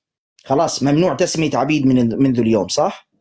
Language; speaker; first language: Arabic; native; Arabic